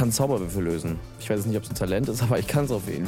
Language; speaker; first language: German; native; German